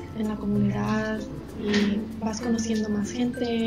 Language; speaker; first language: Spanish; non-native, fluent; English